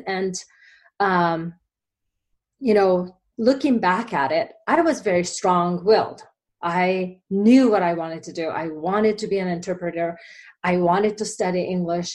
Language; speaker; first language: English; non-native, fluent; Japanese